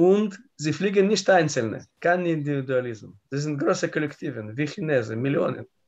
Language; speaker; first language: German; non-native, learner; Russian